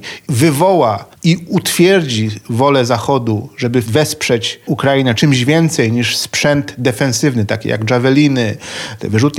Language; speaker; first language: Polish; native; Polish